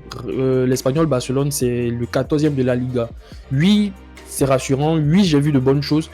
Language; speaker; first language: French; native; French